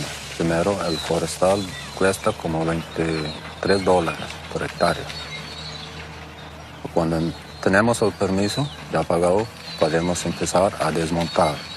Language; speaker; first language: Spanish; non-native, local second language; Plautdietsch